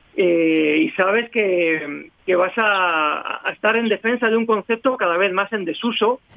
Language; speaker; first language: Spanish; native; Spanish